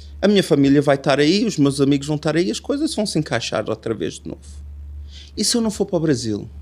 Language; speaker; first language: Portuguese; native; Portuguese